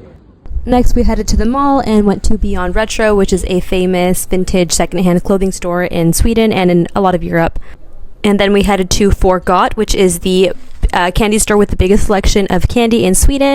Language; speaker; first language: English; native; English